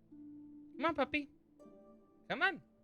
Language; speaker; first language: English; native; English